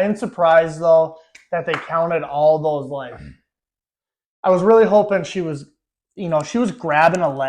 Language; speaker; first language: English; native; English